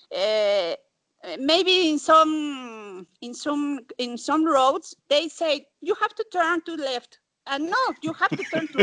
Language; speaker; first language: English; non-native, learner; Spanish